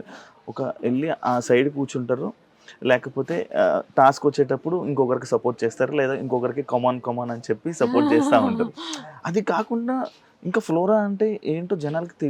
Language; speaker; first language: Telugu; native; Telugu